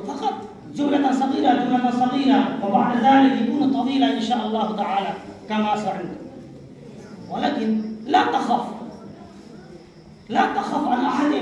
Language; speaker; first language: Arabic; non-native, fluent; Urdu